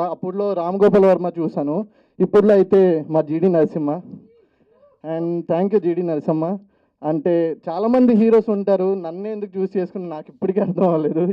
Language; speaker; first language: Telugu; native; Telugu